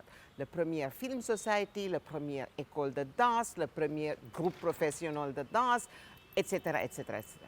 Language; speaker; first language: French; non-native, fluent; Gujarati